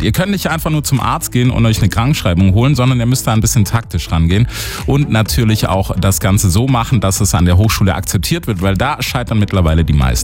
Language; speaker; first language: German; native; German